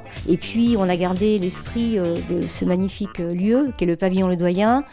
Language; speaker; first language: French; native; French